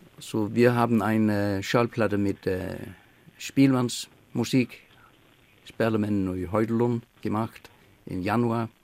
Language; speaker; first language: German; non-native, learner; Faroese